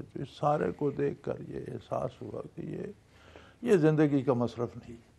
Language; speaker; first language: Urdu; non-native, local second language; Punjabi